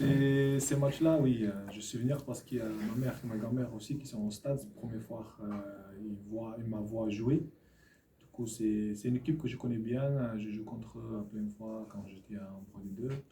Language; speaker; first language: French; non-native, learner; Fijian